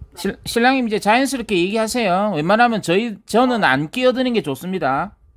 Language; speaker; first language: Korean; native; Korean